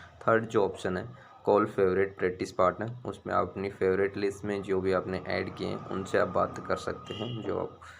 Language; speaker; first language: Hindi; native; Hindi